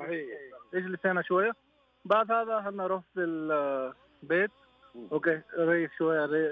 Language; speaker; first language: Arabic; non-native, learner; Urdu